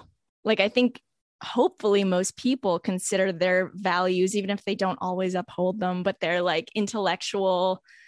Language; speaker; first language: English; native; English